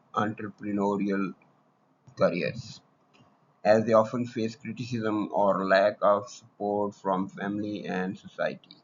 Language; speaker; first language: English; non-native, local second language; Urdu